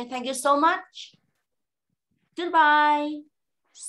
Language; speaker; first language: English; non-native, fluent; Vietnamese